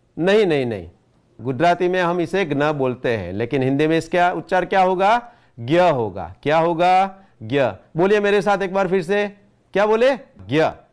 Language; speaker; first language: Hindi; non-native, local second language; Gujarati